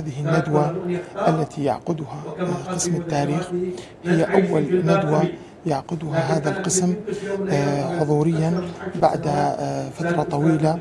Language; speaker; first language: Arabic; native; Arabic